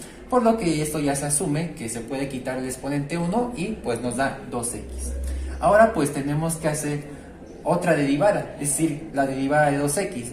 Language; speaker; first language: Spanish; native; Spanish